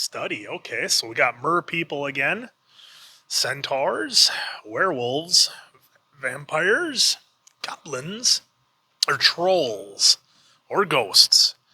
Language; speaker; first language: English; native; English